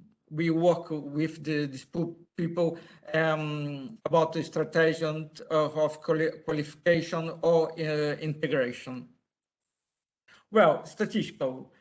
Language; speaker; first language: English; non-native, learner; Portuguese